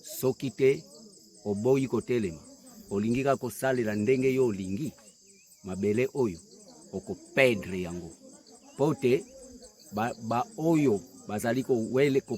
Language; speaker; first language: Lingala; non-native, local second language; Kongo